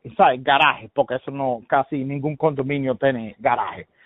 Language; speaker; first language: Spanish; early bilingual, heritage; Spanish